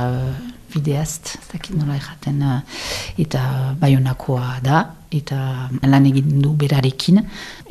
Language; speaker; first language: Basque; non-native, local second language; French